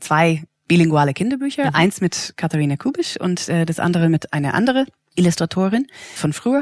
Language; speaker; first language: German; non-native, fluent; English